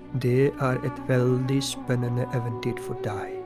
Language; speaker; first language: Norwegian; non-native, fluent; Polish